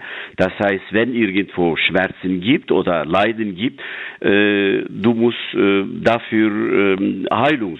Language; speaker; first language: German; non-native, fluent; Turkish